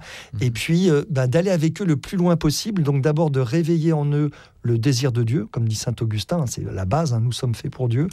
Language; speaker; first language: French; native; French